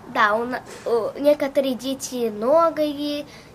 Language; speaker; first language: Russian; early bilingual, heritage; Russian